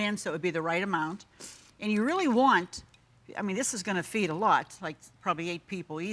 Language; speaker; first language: English; native; English